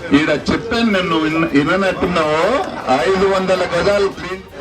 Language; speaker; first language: Telugu; non-native, local second language; Lambadi